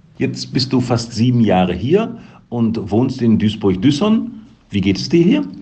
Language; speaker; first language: German; native; German